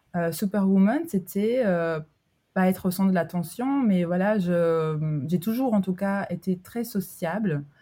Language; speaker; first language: French; early bilingual, other home language; Albanian